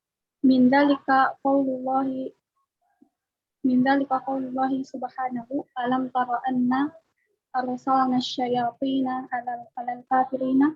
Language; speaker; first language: Arabic; non-native, learner; Indonesian